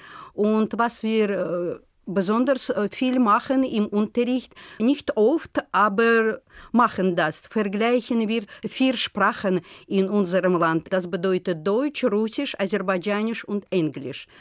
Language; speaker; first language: German; non-native, fluent; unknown